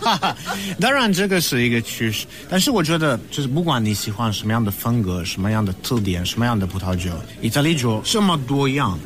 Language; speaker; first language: Chinese; non-native, fluent; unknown